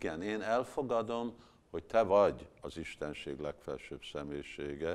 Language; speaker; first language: Hungarian; early bilingual, heritage; Hungarian